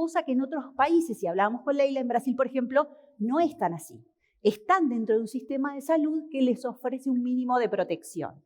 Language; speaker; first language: Spanish; native; Spanish